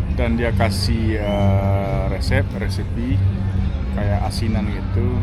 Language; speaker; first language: Indonesian; non-native, local second language; Minangkabau